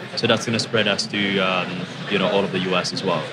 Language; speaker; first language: English; non-native, fluent; Japanese